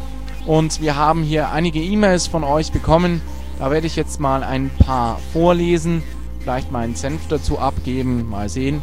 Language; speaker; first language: German; native; German